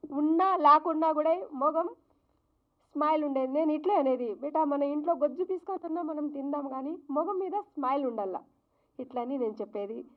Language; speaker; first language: Telugu; non-native, local second language; Lambadi